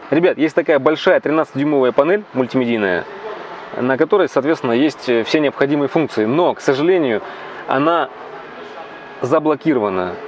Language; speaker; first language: Russian; native; Russian